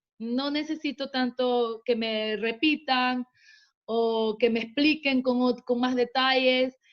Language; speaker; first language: Spanish; native; Spanish